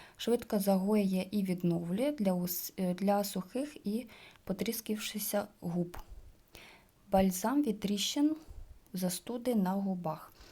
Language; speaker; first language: Ukrainian; non-native, local second language; Russian